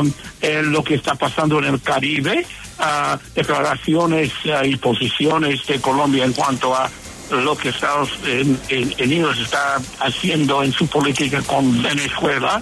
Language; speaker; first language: Spanish; non-native, fluent; English